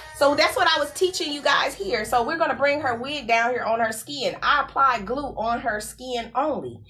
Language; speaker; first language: English; native; English